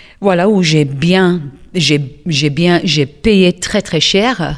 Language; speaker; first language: French; non-native, fluent; English